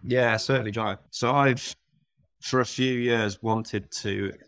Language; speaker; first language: English; native; English